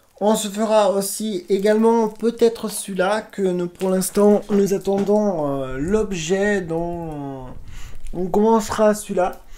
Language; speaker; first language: French; native; French